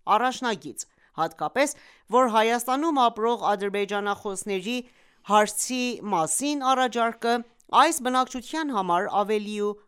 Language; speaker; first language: Armenian; early bilingual, heritage; Armenian